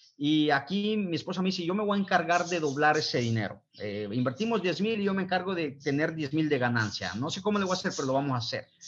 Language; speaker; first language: Spanish; native; Spanish